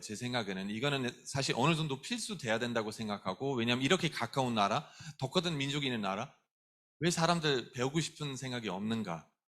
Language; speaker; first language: Korean; non-native, fluent; German